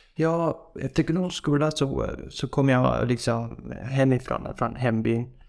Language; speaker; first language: Swedish; non-native, fluent; Persian